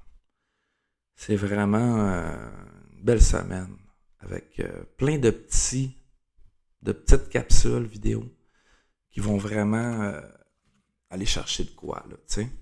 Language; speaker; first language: French; native; French